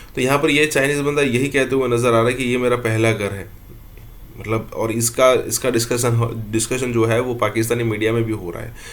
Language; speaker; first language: Hindi; native; Hindi